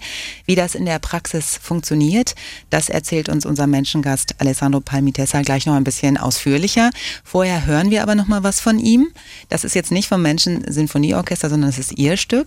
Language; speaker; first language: German; native; German